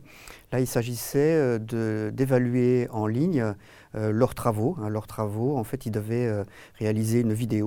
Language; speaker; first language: French; native; French